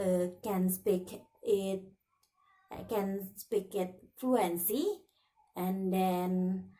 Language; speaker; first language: English; non-native, learner; Indonesian